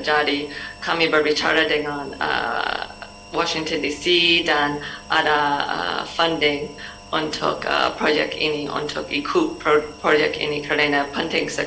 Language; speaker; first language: Indonesian; non-native, learner; English